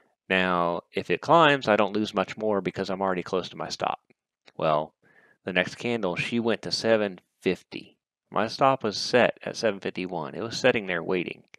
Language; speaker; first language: English; native; English